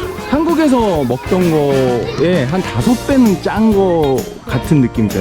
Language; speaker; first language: Korean; native; Korean